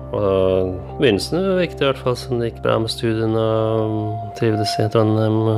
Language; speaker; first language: Norwegian; native; Norwegian